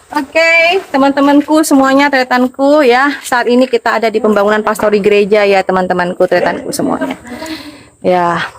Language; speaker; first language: Indonesian; non-native, local second language; Madurese